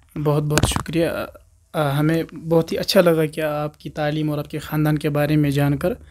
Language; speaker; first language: Urdu; non-native, local second language; Kashmiri